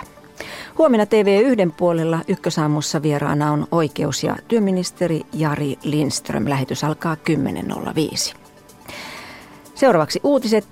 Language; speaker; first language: Finnish; native; Finnish